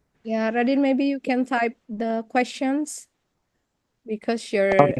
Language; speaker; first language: English; non-native, fluent; Indonesian